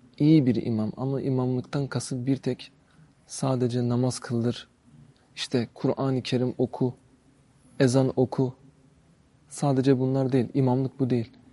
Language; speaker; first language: Turkish; native; Turkish